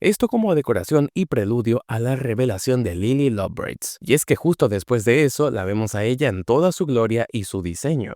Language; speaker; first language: Spanish; native; Spanish